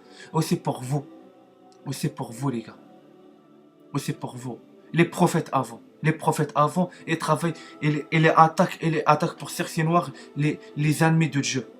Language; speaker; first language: French; non-native, learner; Arabic